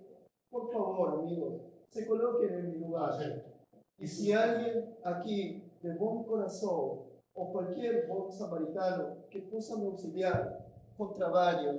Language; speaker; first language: Portuguese; non-native, fluent; Spanish